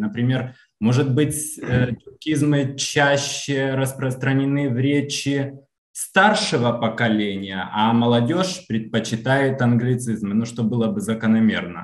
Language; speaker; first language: Russian; native; Russian